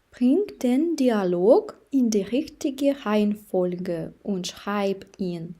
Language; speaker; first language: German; non-native, fluent; Ukrainian